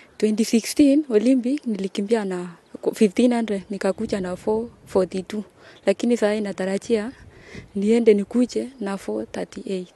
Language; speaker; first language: Swahili; non-native, local second language; Kalenjin